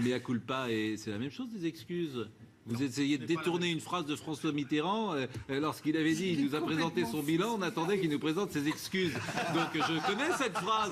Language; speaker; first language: French; native; French